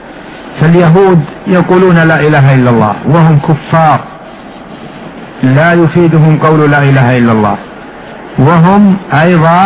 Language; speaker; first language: Arabic; native; Arabic